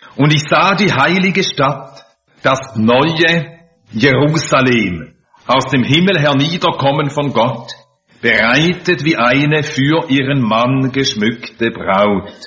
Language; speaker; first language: German; native; German